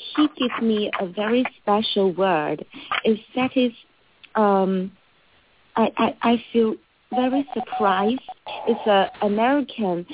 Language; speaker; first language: English; non-native, learner; Chinese